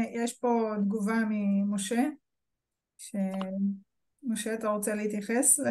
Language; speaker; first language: Hebrew; native; Hebrew